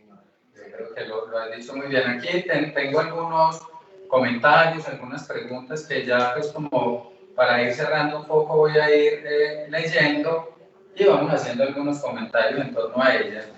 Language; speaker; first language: Spanish; native; Spanish